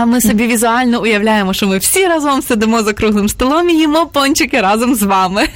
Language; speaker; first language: Ukrainian; native; Ukrainian